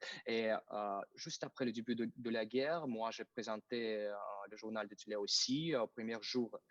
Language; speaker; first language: French; non-native, fluent; Russian